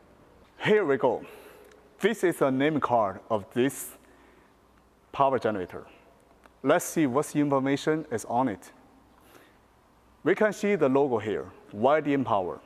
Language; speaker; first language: English; non-native, fluent; Chinese